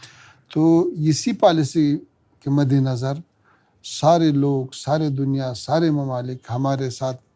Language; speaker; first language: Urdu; non-native, fluent; Pashto